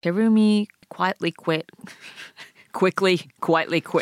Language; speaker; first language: English; non-native, fluent; Japanese